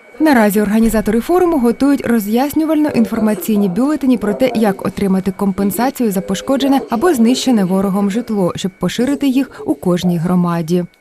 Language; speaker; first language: Ukrainian; native; Ukrainian